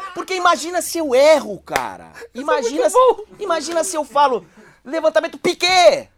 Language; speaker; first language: Portuguese; native; Portuguese